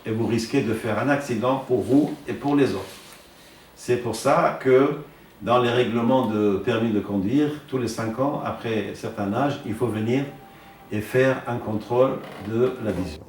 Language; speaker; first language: French; non-native, fluent; Persian